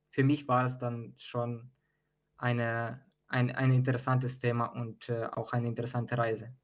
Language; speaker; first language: German; non-native, fluent; Ukrainian